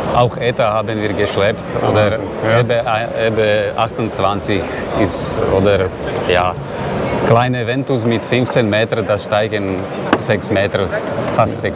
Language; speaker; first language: German; non-native, learner; Slovak